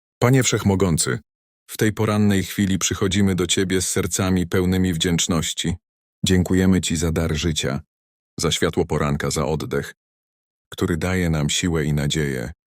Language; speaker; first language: Polish; native; Polish